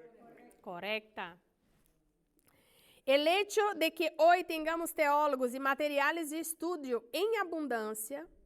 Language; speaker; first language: Spanish; non-native, learner; Portuguese